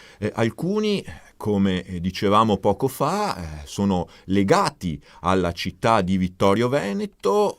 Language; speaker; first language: Italian; native; Italian